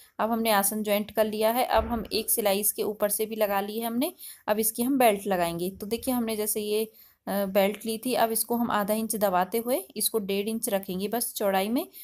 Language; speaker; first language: Hindi; native; Hindi